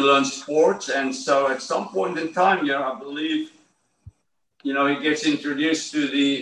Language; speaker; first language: English; native; English